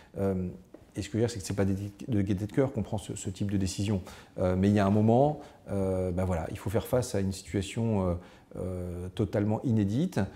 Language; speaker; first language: French; native; French